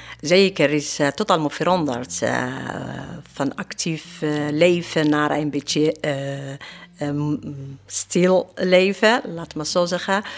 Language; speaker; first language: Dutch; non-native, fluent; Arabic